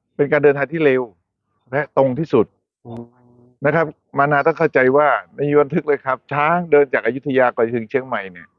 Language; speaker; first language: Thai; native; Thai